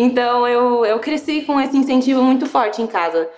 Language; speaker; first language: Portuguese; early bilingual, other home language; German